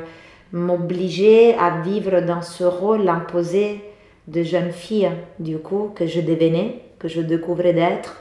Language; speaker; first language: French; non-native, fluent; Italian